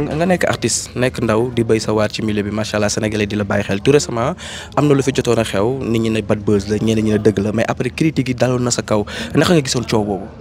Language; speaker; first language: Wolof; native; Wolof